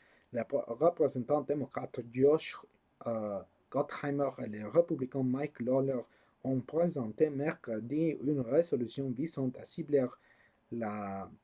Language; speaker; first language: French; non-native, learner; English